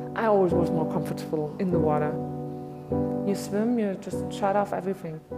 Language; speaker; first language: English; non-native, fluent; German